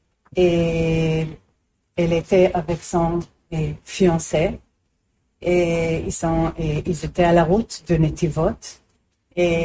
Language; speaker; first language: French; non-native, learner; Hebrew